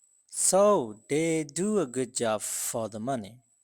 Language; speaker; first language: English; non-native, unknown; Burmese